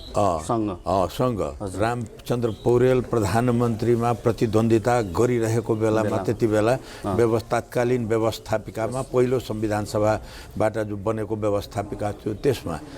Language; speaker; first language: Nepali; non-native, local second language; Maithili